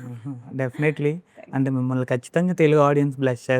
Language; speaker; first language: Telugu; native; Telugu